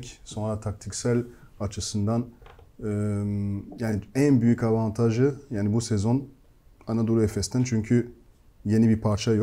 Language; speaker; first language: Turkish; non-native, fluent; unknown